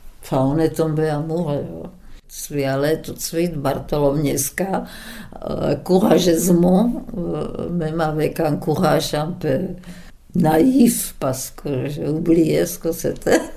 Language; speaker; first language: French; non-native, fluent; Czech